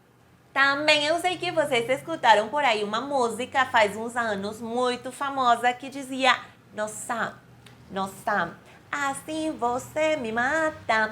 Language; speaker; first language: Portuguese; non-native, fluent; Spanish